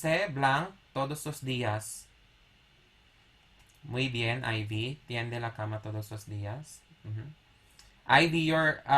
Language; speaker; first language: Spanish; non-native, fluent; Filipino